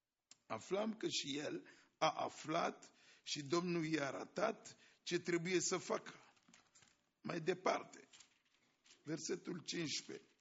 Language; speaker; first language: Romanian; non-native, fluent; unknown